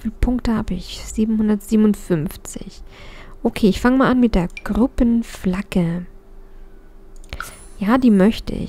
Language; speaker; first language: German; native; German